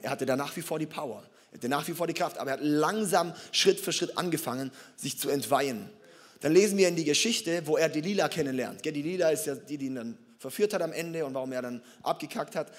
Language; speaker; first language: German; native; German